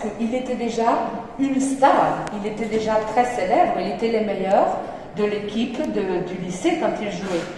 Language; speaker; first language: French; non-native, fluent; Spanish